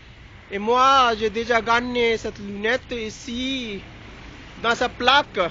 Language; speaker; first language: French; non-native, learner; Hindi